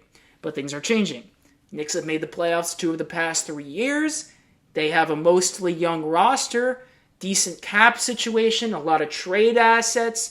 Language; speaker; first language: English; native; English